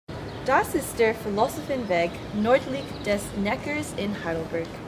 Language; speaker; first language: German; non-native, learner; English